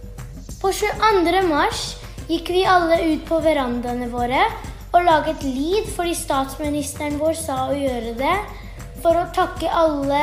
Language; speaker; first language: Norwegian; early bilingual, heritage; Norwegian